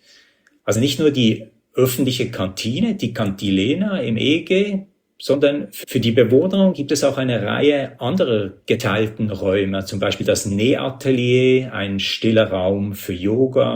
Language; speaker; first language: German; native; German